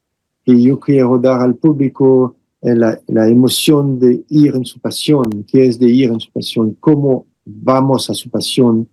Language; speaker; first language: Spanish; non-native, fluent; French